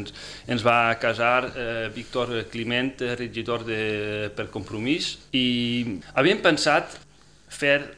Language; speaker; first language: Catalan; non-native, fluent; Dutch